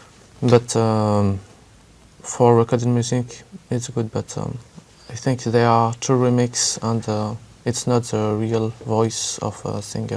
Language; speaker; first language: English; non-native, learner; French